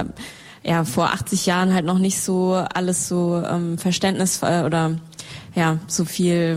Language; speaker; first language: German; native; German